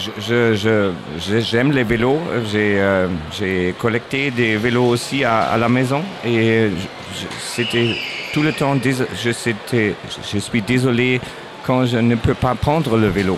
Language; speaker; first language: French; non-native, learner; German